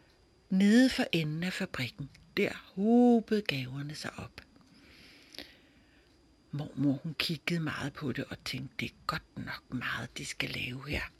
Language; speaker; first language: Danish; native; Danish